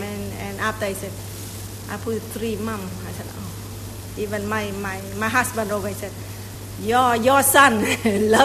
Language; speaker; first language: English; non-native, learner; Vietnamese